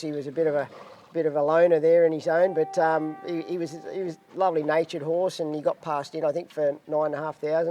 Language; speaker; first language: English; native; English